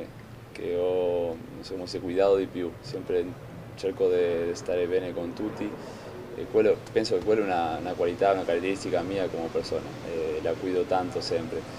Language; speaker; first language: Italian; non-native, fluent; Spanish